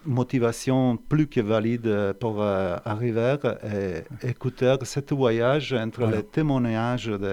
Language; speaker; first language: French; non-native, fluent; Italian